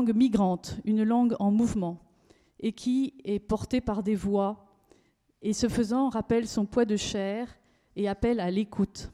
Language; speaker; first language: French; native; French